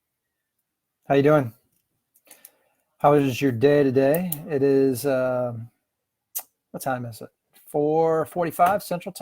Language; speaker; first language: English; native; English